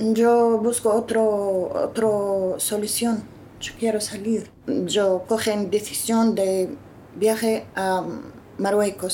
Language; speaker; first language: Spanish; non-native, learner; Arabic